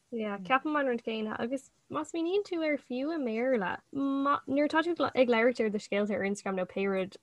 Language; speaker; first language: Irish; non-native, local second language; English